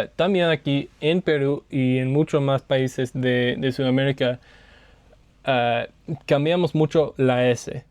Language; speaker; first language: Spanish; non-native, learner; English